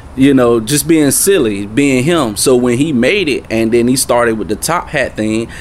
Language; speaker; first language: English; native; English